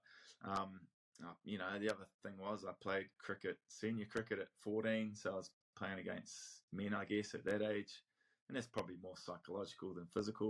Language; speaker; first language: English; native; English